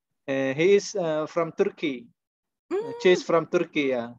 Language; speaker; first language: English; non-native, learner; Indonesian